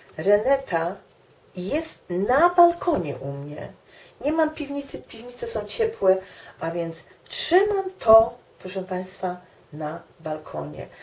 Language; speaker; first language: Polish; native; Polish